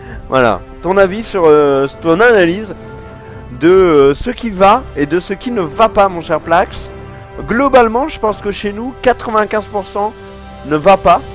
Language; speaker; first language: French; native; French